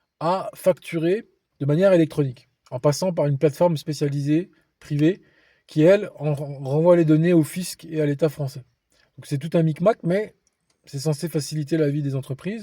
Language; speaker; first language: French; native; French